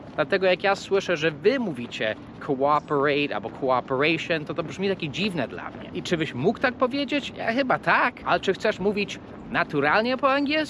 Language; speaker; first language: Polish; non-native, fluent; English